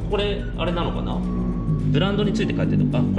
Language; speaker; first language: Japanese; native; Japanese